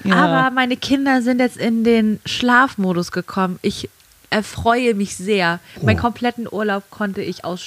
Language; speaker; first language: German; native; German